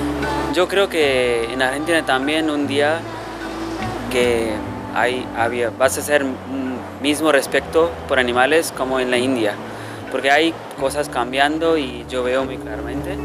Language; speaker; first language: Spanish; non-native, learner; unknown